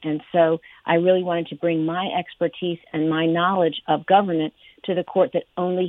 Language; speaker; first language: English; native; English